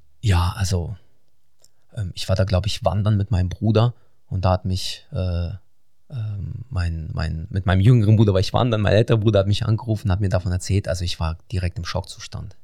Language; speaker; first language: German; non-native, fluent; Russian